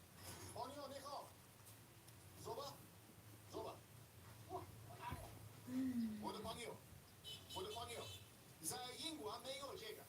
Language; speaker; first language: Chinese; non-native, learner; English